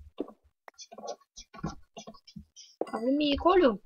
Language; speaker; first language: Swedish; non-native, learner; Norwegian